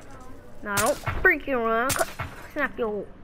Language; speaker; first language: English; native; English